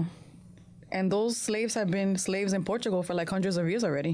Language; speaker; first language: English; non-native, fluent; Spanish